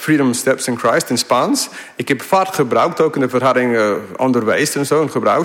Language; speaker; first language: Dutch; non-native, fluent; English